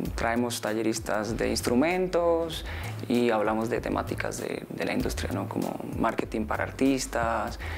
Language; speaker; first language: Spanish; native; Spanish